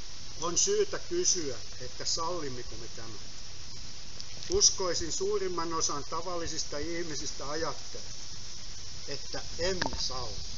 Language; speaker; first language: Finnish; native; Finnish